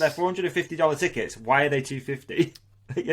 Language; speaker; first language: English; native; English